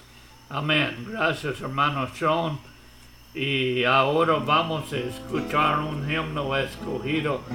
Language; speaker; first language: Spanish; non-native, fluent; English